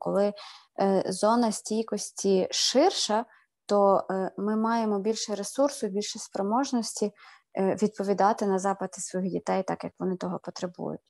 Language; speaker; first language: Ukrainian; native; Ukrainian